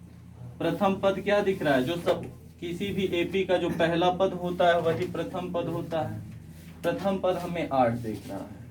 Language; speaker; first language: Hindi; native; Hindi